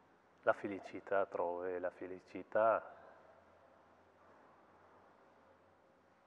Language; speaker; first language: Italian; non-native, fluent; Arabic